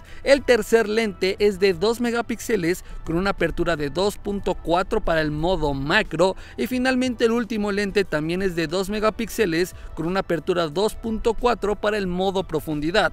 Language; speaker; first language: Spanish; native; Spanish